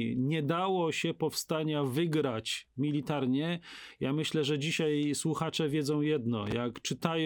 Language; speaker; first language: Polish; native; Polish